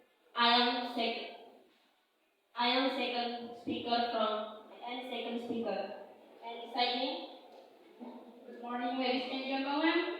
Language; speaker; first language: English; non-native, learner; Indonesian